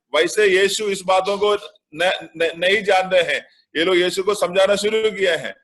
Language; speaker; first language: Hindi; non-native, local second language; Malayalam